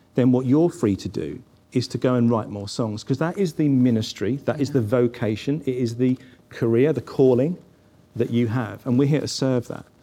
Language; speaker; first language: English; native; English